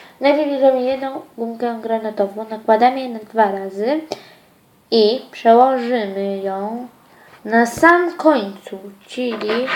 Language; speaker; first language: Polish; early bilingual, other home language; Ukrainian